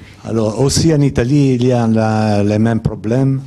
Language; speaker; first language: French; non-native, fluent; Italian